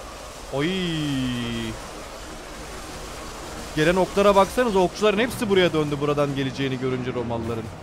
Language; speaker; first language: Turkish; native; Turkish